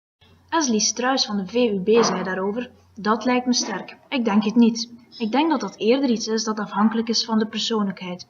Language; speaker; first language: Dutch; native; Dutch